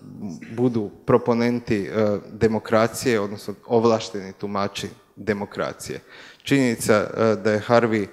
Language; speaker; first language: Croatian; native; Croatian